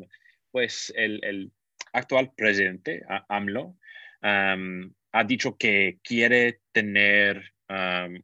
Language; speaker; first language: Spanish; non-native, fluent; English